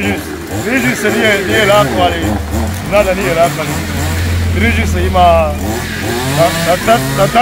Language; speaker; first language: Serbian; non-native, learner; Rundi